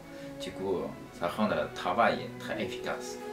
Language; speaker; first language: French; non-native, fluent; Chinese